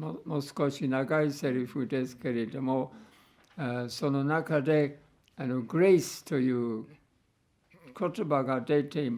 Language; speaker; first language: Japanese; non-native, fluent; English